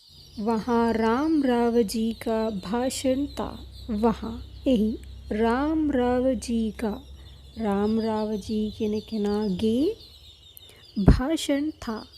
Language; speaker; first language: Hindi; non-native, fluent; Sinhala